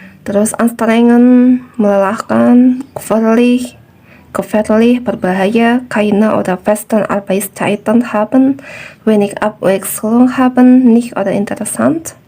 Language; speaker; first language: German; non-native, fluent; Indonesian